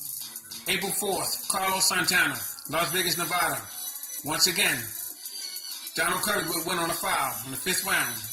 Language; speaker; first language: English; native; English